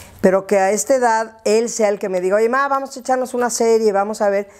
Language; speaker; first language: Spanish; native; Spanish